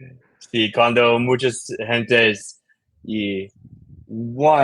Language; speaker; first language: Spanish; non-native, learner; English